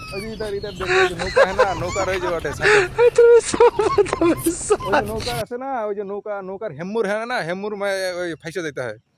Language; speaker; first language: Hindi; non-native, local second language; Bangla